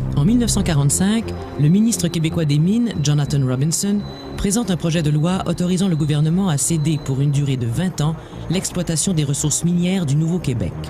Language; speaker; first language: French; native; French